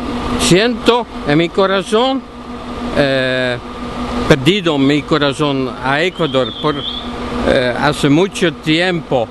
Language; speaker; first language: Spanish; non-native, learner; Dutch